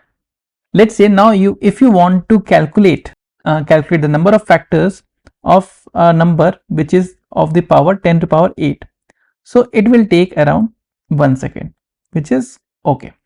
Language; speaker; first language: English; non-native, local second language; Hindi